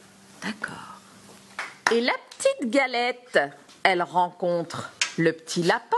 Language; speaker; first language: French; native; French